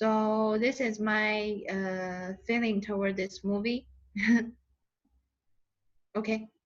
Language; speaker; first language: English; non-native, learner; Chinese